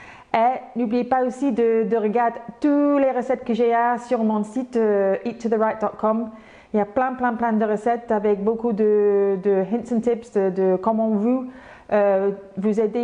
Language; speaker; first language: French; non-native, fluent; English